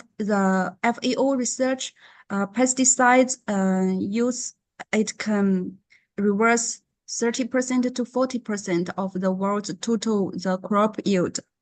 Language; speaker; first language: English; non-native, learner; Chinese